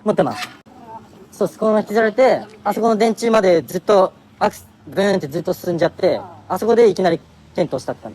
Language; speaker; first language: Japanese; native; Japanese